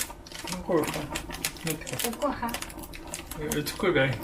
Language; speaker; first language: Mongolian; non-native, learner; English